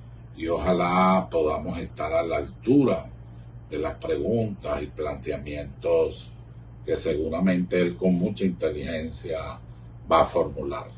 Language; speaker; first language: Spanish; native; Spanish